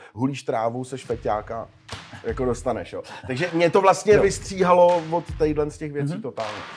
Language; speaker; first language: Czech; native; Czech